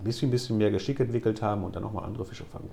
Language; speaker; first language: German; native; German